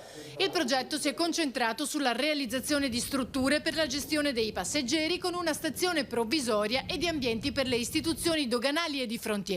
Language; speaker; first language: Italian; native; Italian